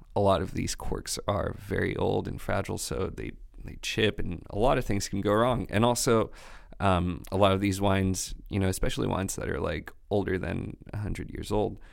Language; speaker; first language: English; non-native, fluent; French